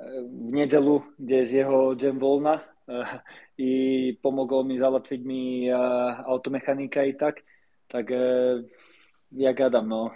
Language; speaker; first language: Polish; non-native, learner; Slovak